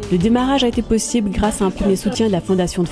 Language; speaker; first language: French; native; French